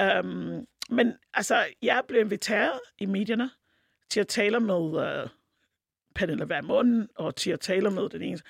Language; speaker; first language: Danish; non-native, fluent; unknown